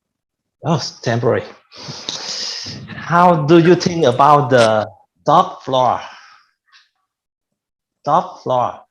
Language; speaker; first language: English; non-native, fluent; Vietnamese